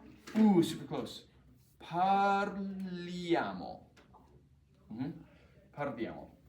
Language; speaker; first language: Italian; non-native, fluent; English